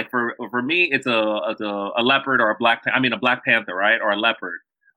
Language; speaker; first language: English; native; English